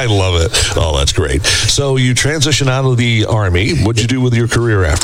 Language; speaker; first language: English; native; English